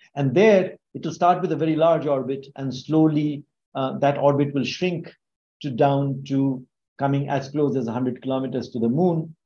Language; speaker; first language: English; non-native, local second language; Bangla